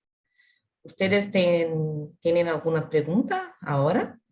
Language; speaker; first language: Spanish; non-native, learner; Portuguese